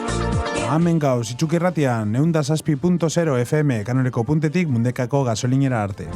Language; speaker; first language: Basque; native; Basque